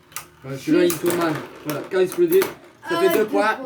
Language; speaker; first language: French; native; French